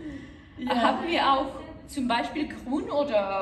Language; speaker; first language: German; non-native, learner; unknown